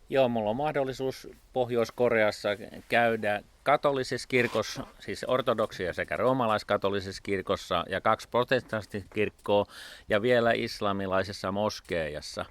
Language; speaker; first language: Finnish; native; Finnish